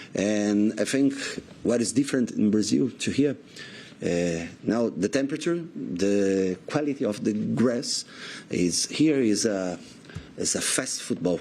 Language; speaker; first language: English; non-native, learner; Portuguese